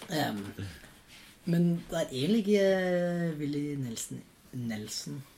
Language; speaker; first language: Norwegian; non-native, fluent; English